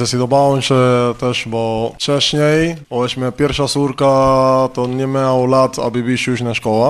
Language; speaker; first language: Polish; non-native, learner; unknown